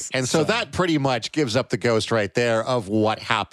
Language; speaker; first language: English; native; English